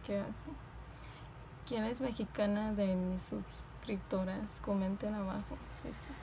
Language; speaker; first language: Spanish; early bilingual, heritage; Spanish